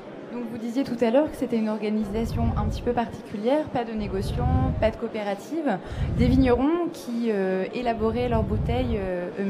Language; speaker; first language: French; native; French